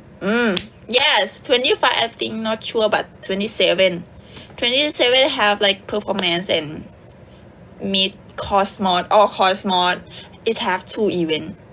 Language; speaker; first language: English; non-native, learner; Thai